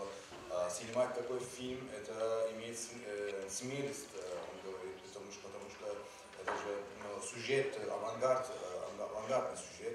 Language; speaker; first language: Russian; non-native, learner; Turkish